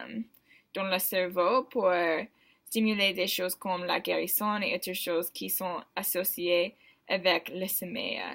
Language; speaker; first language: French; non-native, learner; English